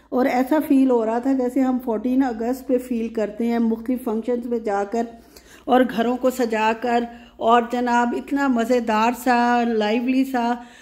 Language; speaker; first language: Hindi; native; Hindi